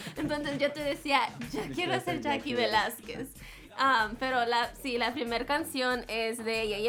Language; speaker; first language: Spanish; early bilingual, heritage; Spanish